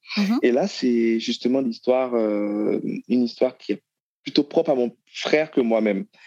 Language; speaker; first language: French; non-native, local second language; Haitian Creole